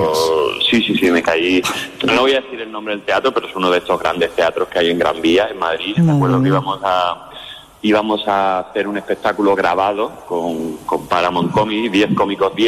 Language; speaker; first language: Spanish; native; Spanish